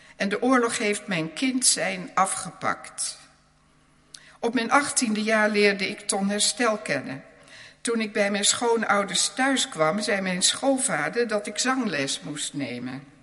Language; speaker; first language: Dutch; native; Dutch